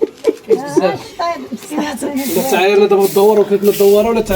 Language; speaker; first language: Arabic; native; Arabic